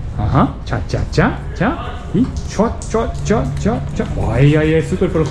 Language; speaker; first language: Spanish; non-native, learner; Japanese